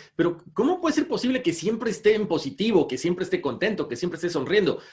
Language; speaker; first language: Spanish; native; Spanish